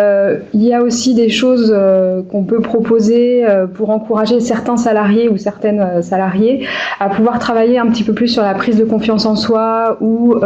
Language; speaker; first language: French; native; French